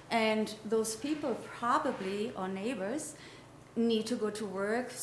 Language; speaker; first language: English; non-native, fluent; German